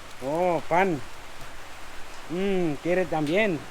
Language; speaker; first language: Spanish; non-native, learner; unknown